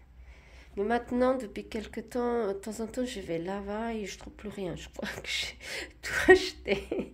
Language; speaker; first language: French; non-native, fluent; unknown